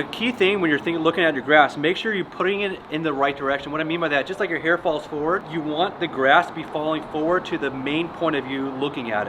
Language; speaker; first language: English; native; English